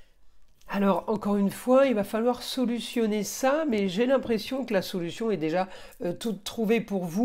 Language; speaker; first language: French; native; French